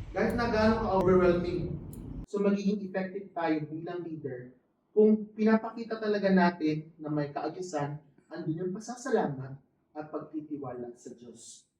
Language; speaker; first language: Filipino; native; Filipino